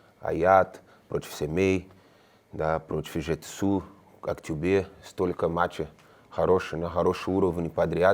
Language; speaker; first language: Russian; non-native, learner; Spanish